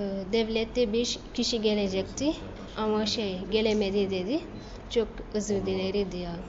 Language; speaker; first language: Turkish; non-native, learner; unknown